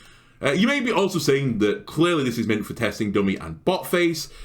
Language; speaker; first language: English; native; English